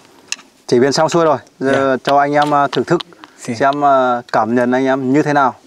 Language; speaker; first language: Vietnamese; native; Vietnamese